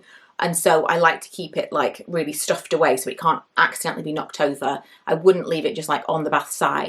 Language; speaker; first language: English; native; English